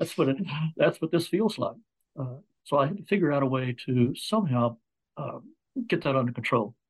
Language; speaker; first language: English; native; English